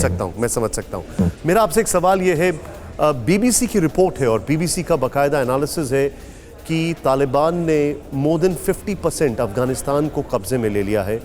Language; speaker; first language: Hindi; native; Hindi